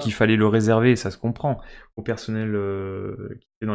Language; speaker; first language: French; native; French